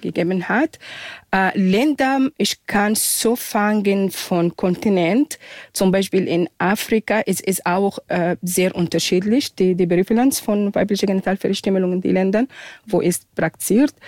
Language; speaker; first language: German; non-native, fluent; Arabic